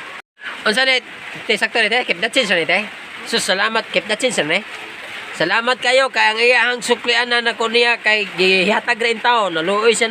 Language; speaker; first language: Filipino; non-native, local second language; Cebuano